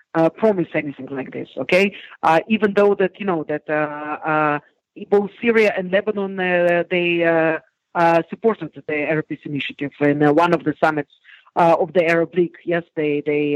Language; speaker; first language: English; non-native, fluent; Hebrew